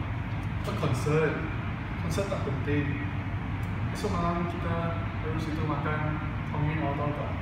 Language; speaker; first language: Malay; non-native, local second language; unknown